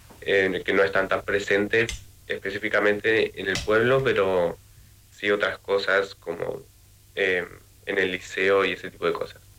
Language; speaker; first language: Spanish; native; Spanish